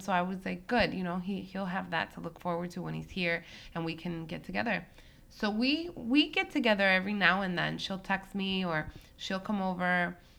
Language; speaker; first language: English; early bilingual, other home language; Spanish